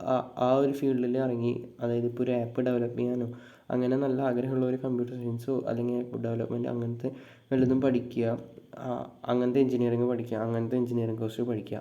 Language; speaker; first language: Malayalam; native; Malayalam